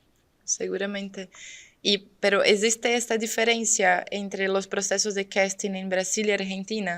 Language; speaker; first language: Spanish; non-native, fluent; Portuguese